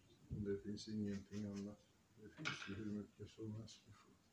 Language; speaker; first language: Swedish; non-native, fluent; Turkish